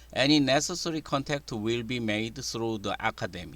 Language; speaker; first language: English; non-native, learner; Korean